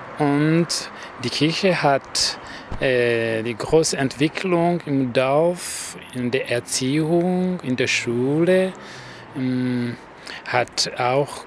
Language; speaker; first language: German; non-native, fluent; Rundi